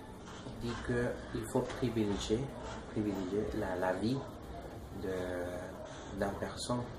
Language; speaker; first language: French; non-native, learner; Spanish